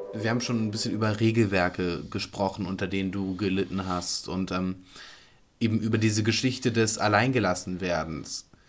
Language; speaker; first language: German; native; German